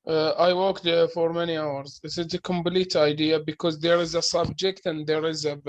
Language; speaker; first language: English; non-native, learner; Arabic